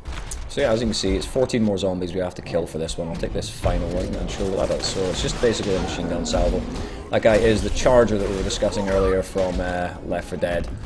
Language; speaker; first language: English; native; English